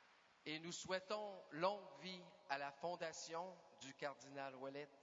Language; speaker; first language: French; native; French